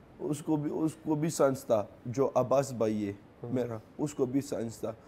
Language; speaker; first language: Urdu; non-native, local second language; Pashto